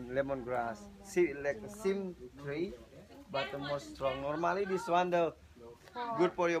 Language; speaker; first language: English; non-native, learner; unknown